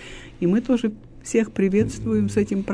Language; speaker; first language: Russian; native; Russian